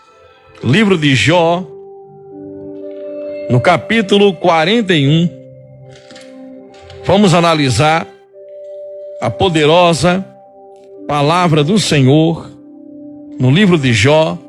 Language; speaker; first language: Portuguese; native; Portuguese